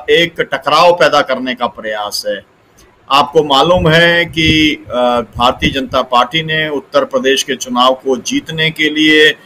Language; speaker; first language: Hindi; native; Hindi